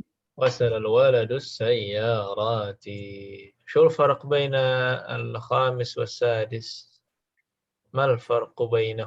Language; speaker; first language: Arabic; non-native, fluent; Indonesian